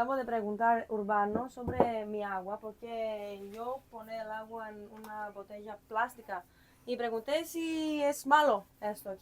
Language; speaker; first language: Spanish; non-native, learner; Greek